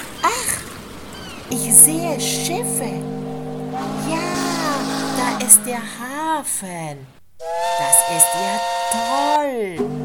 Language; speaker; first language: German; non-native, fluent; Spanish